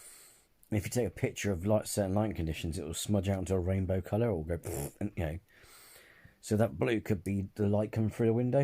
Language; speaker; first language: English; native; English